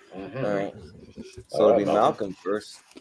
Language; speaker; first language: English; native; English